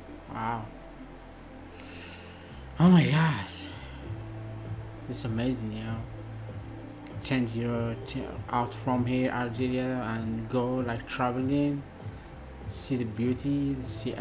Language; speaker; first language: English; non-native, learner; Arabic